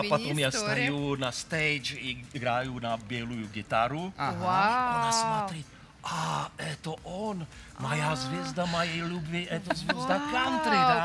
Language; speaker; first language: Russian; non-native, learner; Czech